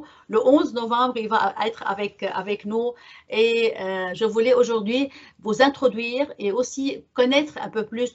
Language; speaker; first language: French; non-native, local second language; Arabic